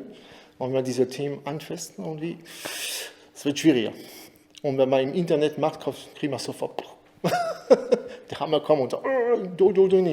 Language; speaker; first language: German; non-native, fluent; French